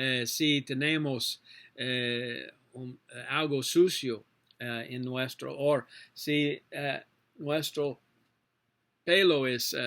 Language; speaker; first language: Spanish; non-native, learner; English